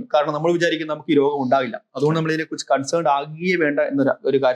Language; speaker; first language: Malayalam; native; Malayalam